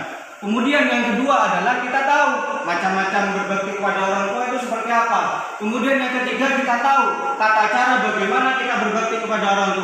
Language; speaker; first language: Indonesian; native; Indonesian